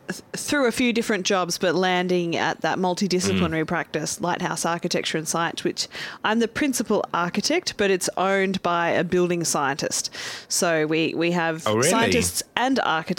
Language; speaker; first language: English; native; English